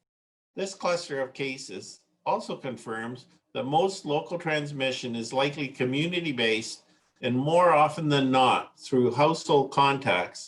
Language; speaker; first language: English; native; English